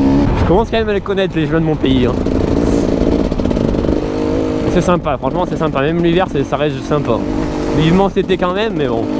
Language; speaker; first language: French; native; French